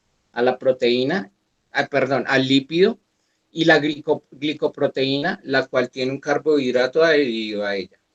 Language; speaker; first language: Spanish; native; Spanish